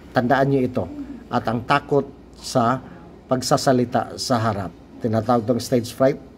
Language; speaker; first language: Filipino; non-native, local second language; Cebuano